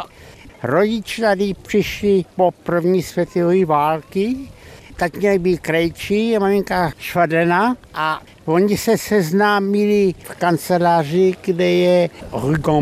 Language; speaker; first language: Czech; early bilingual, heritage; Czech